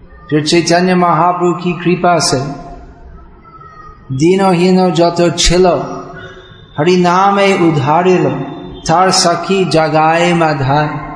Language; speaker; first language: Hindi; non-native, fluent; English